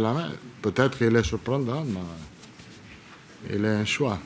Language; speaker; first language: French; non-native, learner; Italian